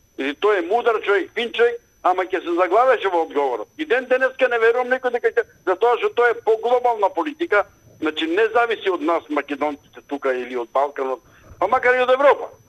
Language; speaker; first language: Macedonian; native; Macedonian